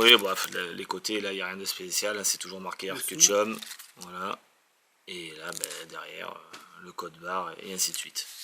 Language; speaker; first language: French; native; French